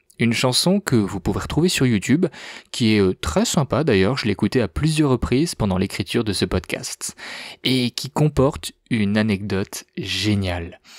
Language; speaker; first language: French; native; French